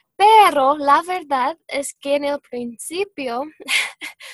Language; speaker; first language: Spanish; non-native, fluent; English